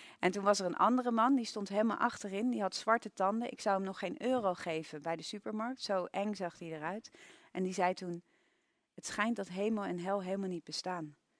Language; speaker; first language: Dutch; native; Dutch